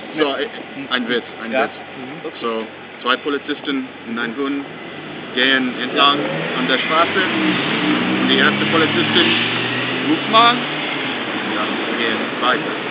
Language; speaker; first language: German; non-native, learner; English